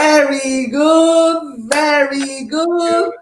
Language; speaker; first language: English; non-native, learner; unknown